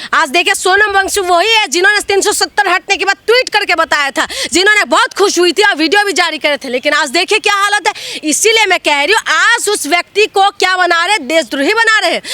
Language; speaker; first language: Hindi; non-native, local second language; Assamese